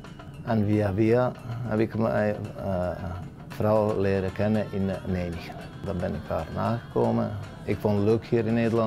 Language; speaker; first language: Dutch; non-native, fluent; Serbian